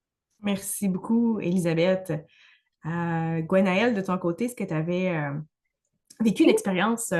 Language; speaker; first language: French; native; French